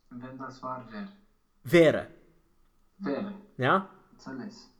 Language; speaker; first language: German; non-native, learner; Romanian